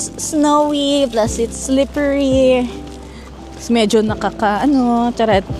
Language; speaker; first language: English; non-native, local second language; Filipino